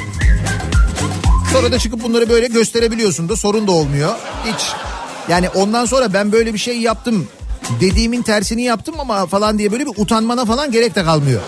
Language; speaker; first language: Turkish; native; Turkish